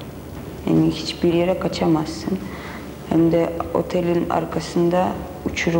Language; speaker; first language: Turkish; non-native, learner; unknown